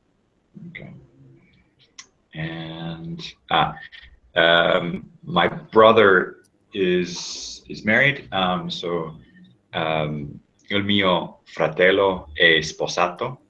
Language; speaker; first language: Italian; non-native, learner; English